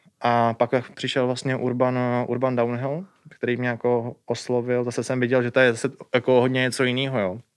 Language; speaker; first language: Czech; native; Czech